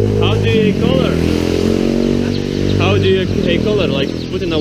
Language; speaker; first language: English; non-native, learner; Lithuanian